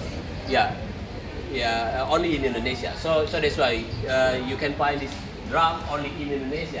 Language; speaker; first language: English; non-native, fluent; Indonesian